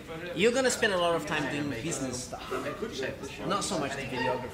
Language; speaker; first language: English; non-native, fluent; Portuguese